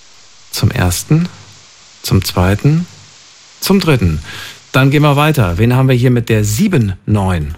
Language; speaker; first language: German; native; German